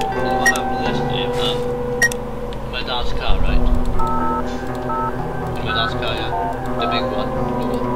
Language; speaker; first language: English; native; English